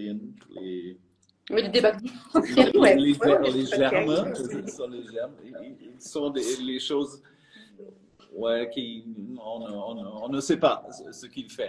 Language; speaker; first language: French; non-native, fluent; German